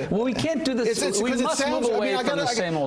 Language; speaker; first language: English; native; English